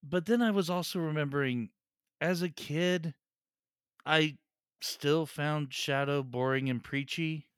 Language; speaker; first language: English; native; English